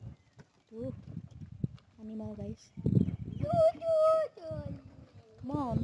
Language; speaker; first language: English; non-native, learner; Indonesian